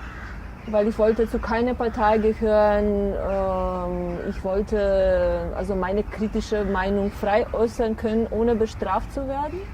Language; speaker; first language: German; non-native, fluent; Macedonian